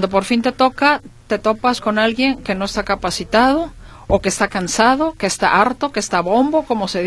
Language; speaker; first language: Spanish; native; Spanish